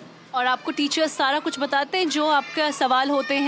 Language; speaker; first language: Hindi; native; Hindi